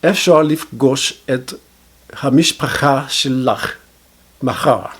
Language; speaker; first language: Hebrew; non-native, learner; English